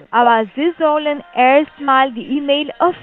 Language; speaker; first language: German; non-native, learner; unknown